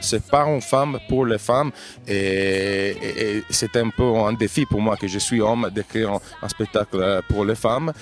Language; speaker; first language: French; non-native, fluent; Italian